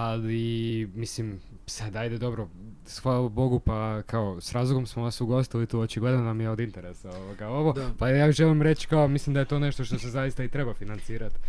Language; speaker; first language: Croatian; native; Croatian